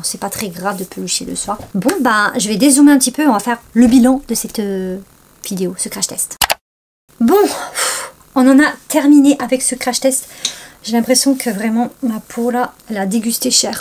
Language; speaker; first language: French; native; French